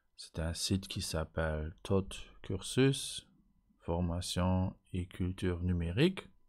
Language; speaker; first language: French; non-native, local second language; Luxembourgish